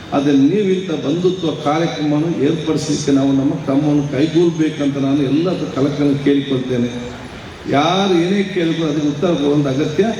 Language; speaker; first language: Kannada; non-native, local second language; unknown